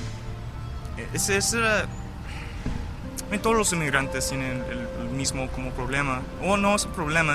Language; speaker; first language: Spanish; early bilingual, heritage; English